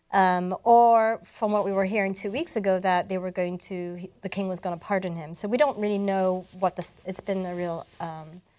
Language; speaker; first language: English; non-native, local second language; Malay